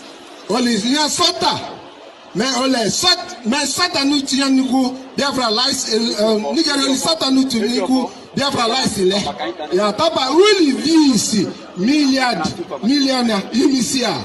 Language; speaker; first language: Finnish; non-native, learner; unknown